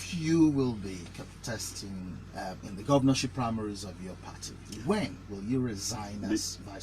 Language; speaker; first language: English; non-native, local second language; Yoruba